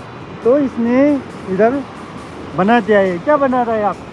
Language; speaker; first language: Hindi; non-native, local second language; Nepali